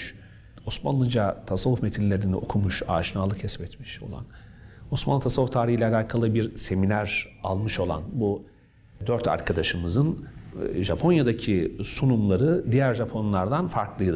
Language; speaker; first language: Turkish; native; Turkish